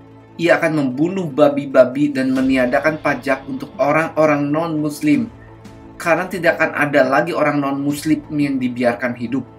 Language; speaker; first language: Indonesian; native; Indonesian